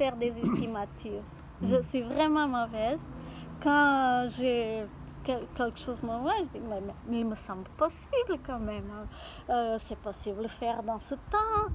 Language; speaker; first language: French; non-native, fluent; Portuguese